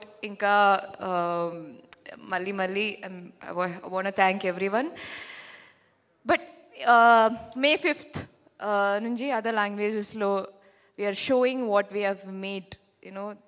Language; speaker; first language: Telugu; non-native, local second language; Malayalam